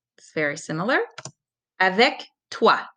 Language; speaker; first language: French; non-native, fluent; English